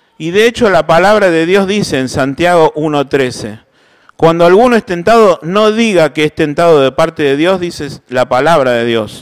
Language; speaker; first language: Spanish; native; Spanish